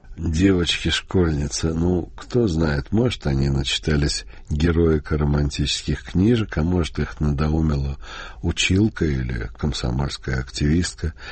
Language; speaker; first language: Russian; native; Russian